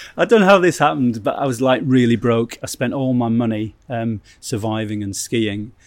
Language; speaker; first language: English; native; English